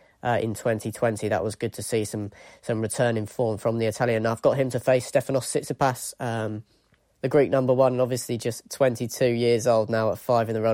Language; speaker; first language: English; native; English